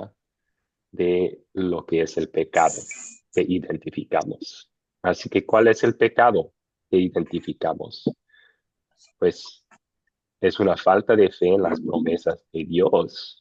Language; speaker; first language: Spanish; non-native, fluent; English